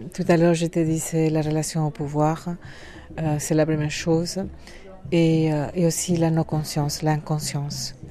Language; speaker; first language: French; non-native, fluent; Spanish